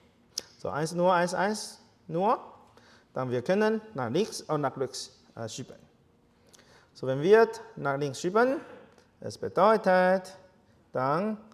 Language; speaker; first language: German; non-native, learner; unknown